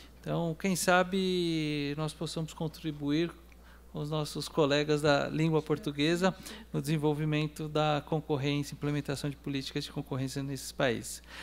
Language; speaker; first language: Portuguese; native; Portuguese